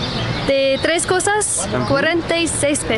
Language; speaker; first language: Spanish; non-native, learner; English